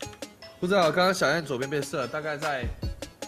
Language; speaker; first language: Chinese; native; Chinese